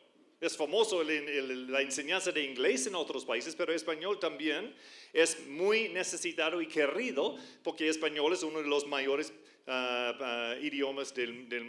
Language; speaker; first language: Spanish; non-native, fluent; English